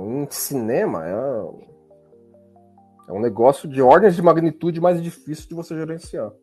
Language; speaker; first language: Portuguese; native; Portuguese